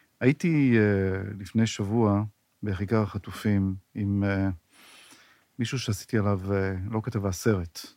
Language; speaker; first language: Hebrew; native; Hebrew